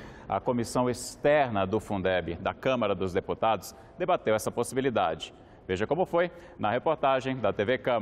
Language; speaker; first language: Portuguese; native; Portuguese